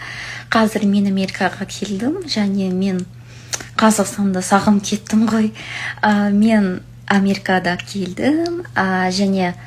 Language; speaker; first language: Kazakh; non-native, learner; English